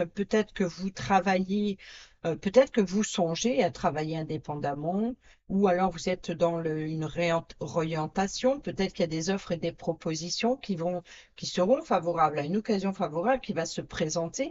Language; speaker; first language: French; native; French